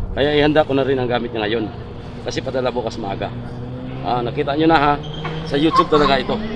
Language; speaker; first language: Filipino; native; Filipino